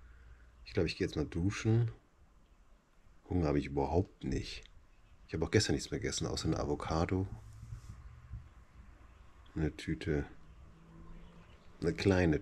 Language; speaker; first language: German; native; German